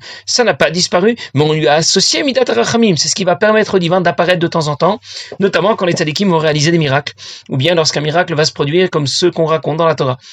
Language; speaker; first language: French; native; French